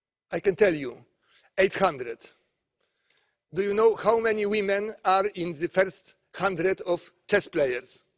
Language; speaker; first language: English; non-native, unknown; Polish